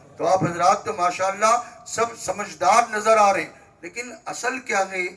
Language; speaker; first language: Urdu; native; Urdu